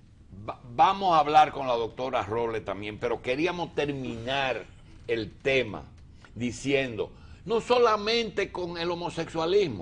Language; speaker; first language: Spanish; native; Spanish